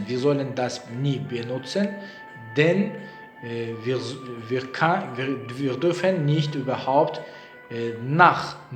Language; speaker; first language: German; non-native, learner; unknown